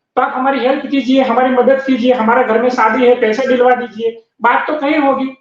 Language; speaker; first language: Hindi; non-native, local second language; Gujarati